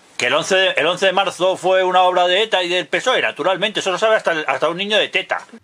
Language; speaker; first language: Spanish; native; Spanish